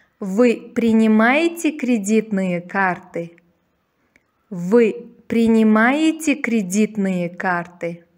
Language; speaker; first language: Russian; non-native, local second language; Uzbek